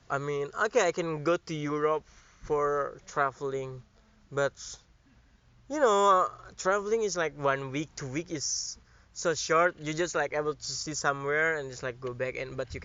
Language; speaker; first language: English; non-native, learner; Indonesian